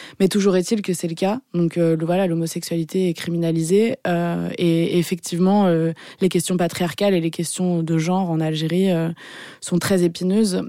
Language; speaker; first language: French; early bilingual, other home language; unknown